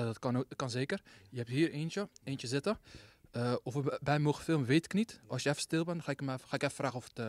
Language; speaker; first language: Dutch; early bilingual, other home language; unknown